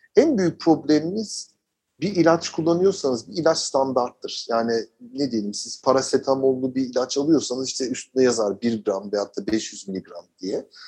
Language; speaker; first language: Turkish; early bilingual, heritage; Turkish